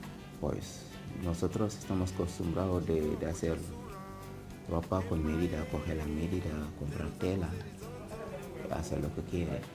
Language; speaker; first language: Spanish; non-native, learner; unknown